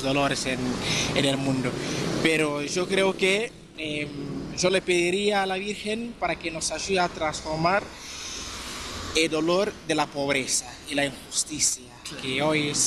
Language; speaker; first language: Spanish; non-native, fluent; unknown